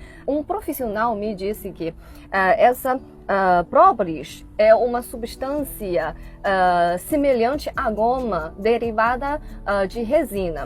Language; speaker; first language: Portuguese; non-native, fluent; Chinese